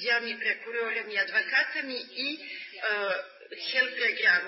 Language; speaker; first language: Russian; non-native, learner; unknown